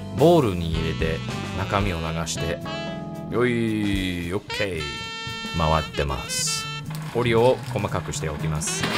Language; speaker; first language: Japanese; non-native, fluent; English